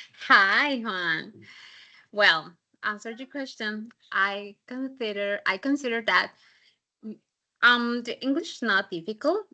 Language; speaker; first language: English; non-native, fluent; Spanish